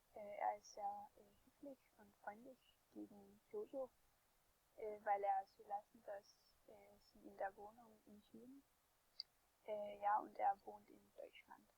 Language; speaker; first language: German; non-native, learner; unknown